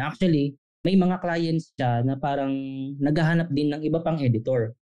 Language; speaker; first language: Filipino; native; Filipino